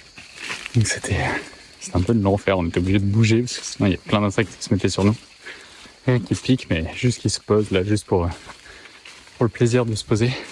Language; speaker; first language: French; native; French